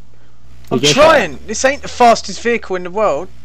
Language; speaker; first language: English; native; English